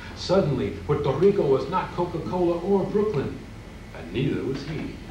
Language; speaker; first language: English; native; English